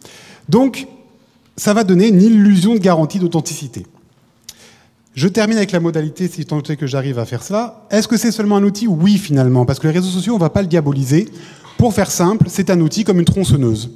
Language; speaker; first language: French; native; French